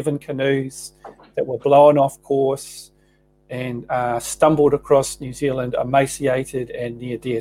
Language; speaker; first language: English; native; English